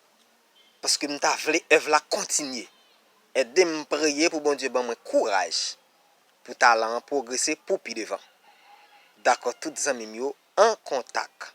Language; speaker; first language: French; non-native, learner; Haitian Creole